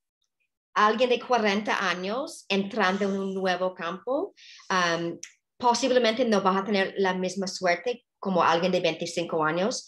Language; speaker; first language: Spanish; non-native, fluent; English